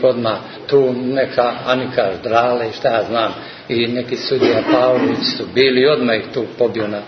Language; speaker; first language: Serbian; native; Serbian